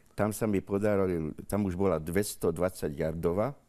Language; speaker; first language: Slovak; native; Slovak